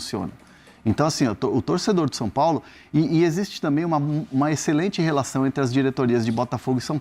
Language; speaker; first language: Portuguese; native; Portuguese